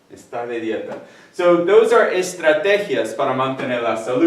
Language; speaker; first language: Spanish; non-native, fluent; English